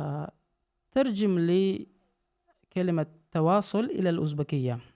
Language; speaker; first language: Arabic; non-native, fluent; Uzbek